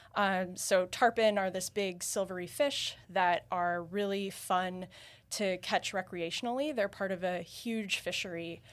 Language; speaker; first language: English; native; English